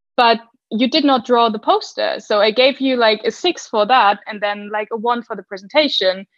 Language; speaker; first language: English; non-native, fluent; German